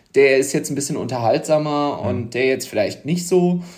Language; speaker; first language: German; native; German